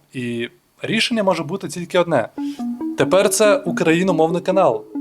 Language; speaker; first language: Ukrainian; non-native, local second language; Russian